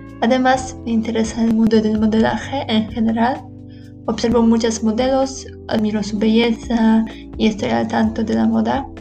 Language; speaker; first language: Spanish; non-native, learner; Polish